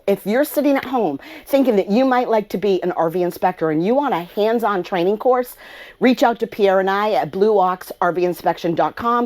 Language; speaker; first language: English; native; English